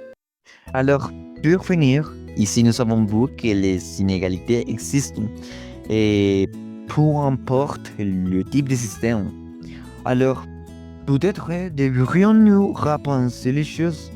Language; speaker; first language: French; non-native, learner; Spanish